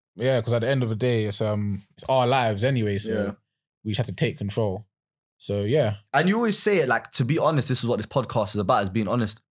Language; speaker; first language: English; native; English